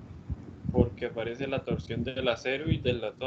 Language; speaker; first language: Spanish; native; Spanish